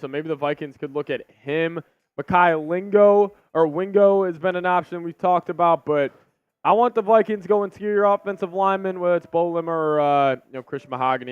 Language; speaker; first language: English; native; English